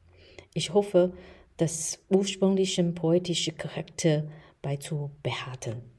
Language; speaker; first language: German; non-native, fluent; Chinese